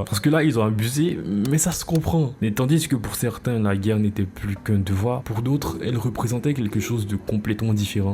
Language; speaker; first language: French; native; French